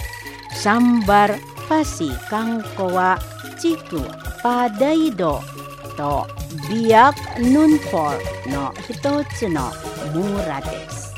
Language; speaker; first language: Japanese; non-native, fluent; Indonesian